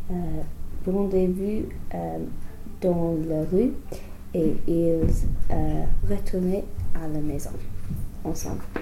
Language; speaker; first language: French; non-native, learner; English